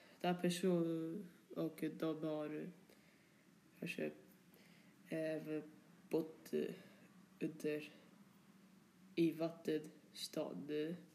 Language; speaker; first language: Swedish; non-native, learner; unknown